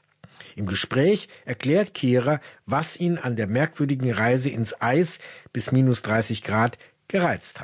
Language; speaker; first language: German; native; German